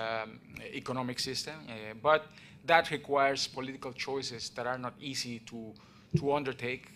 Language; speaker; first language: English; non-native, fluent; Spanish